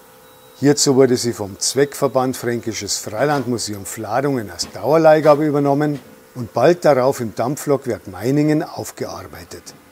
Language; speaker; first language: German; native; German